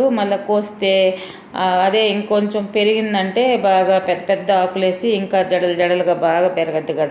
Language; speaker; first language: Telugu; native; Telugu